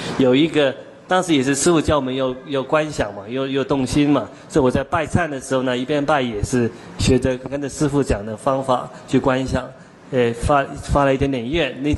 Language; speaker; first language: Chinese; non-native, local second language; Cantonese